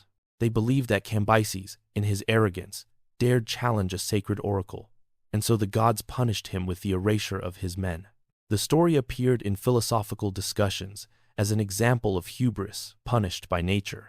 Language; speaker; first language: English; native; English